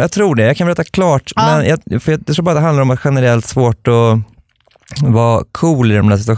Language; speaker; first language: Swedish; native; Swedish